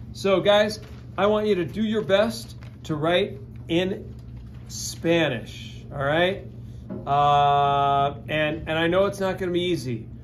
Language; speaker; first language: English; native; English